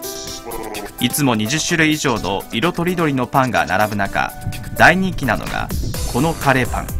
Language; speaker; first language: Japanese; native; Japanese